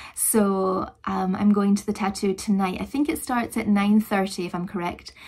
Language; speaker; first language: English; native; English